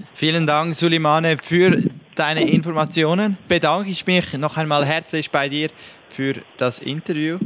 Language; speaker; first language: German; native; German